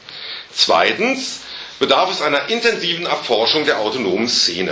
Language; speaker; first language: German; native; German